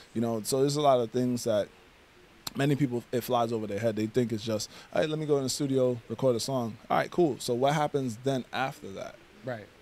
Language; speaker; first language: English; native; English